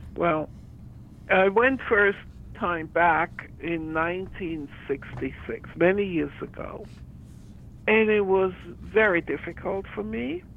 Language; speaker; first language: English; early bilingual, other home language; German